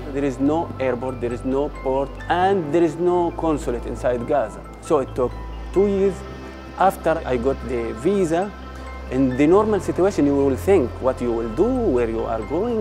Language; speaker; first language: English; non-native, learner; Arabic